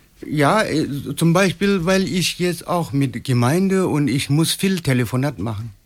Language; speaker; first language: German; non-native, learner; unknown